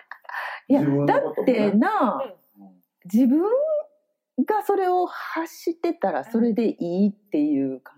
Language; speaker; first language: Japanese; native; Japanese